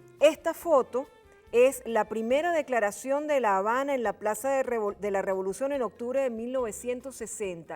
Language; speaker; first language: Spanish; native; Spanish